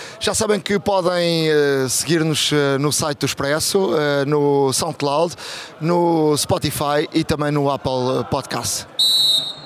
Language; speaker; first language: Portuguese; native; Portuguese